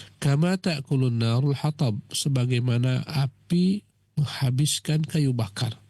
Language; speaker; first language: Malay; native; Malay